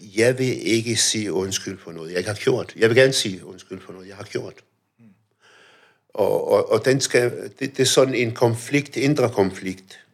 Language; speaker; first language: Danish; early bilingual, other home language; Arabic